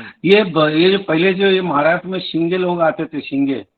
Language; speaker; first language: Hindi; native; Hindi